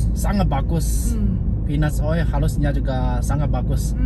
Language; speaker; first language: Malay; non-native, learner; Chinese